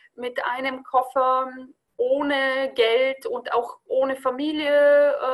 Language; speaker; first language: German; non-native, fluent; Bulgarian